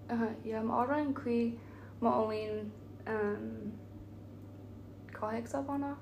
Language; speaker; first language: Estonian; non-native, learner; Finnish